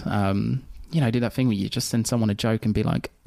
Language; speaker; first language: English; native; English